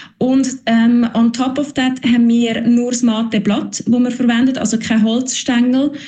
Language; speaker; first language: German; native; German